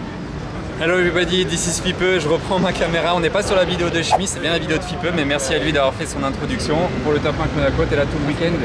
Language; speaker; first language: French; native; French